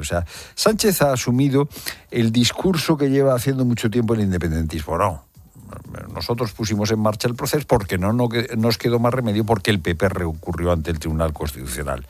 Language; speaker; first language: Spanish; native; Spanish